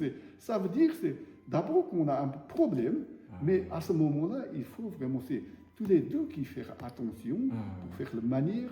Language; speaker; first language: French; non-native, learner; Tibetan